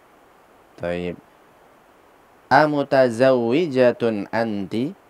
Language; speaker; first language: Arabic; non-native, fluent; Indonesian